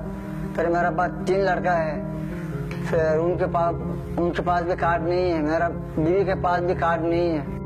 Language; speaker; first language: Hindi; non-native, learner; Rohingya